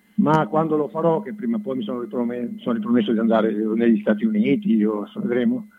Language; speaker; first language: Italian; native; Italian